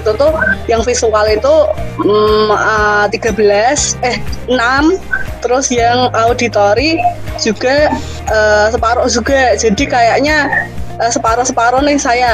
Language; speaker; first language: Indonesian; native; Indonesian